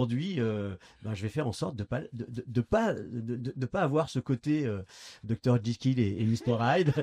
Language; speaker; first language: French; native; French